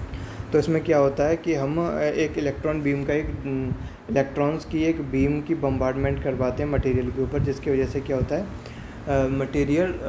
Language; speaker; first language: Hindi; native; Hindi